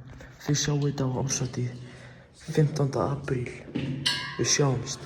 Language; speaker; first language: Icelandic; non-native, local second language; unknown